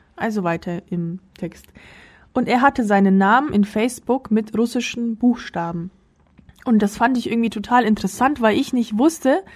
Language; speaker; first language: German; early bilingual, other home language; Russian